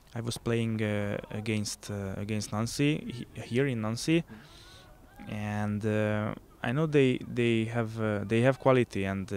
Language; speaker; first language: English; non-native, fluent; Hungarian